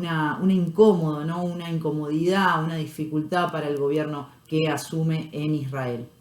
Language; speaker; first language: Spanish; native; Spanish